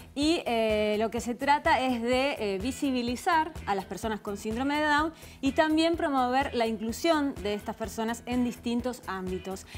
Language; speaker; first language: Spanish; native; Spanish